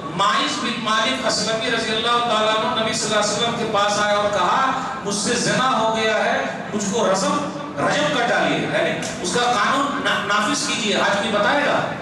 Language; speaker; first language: Urdu; non-native, local second language; Hindi